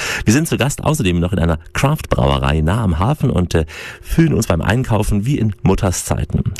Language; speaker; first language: German; native; German